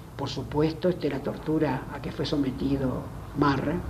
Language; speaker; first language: Spanish; native; Spanish